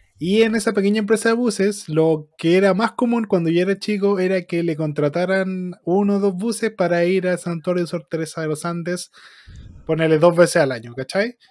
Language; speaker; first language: Spanish; native; Spanish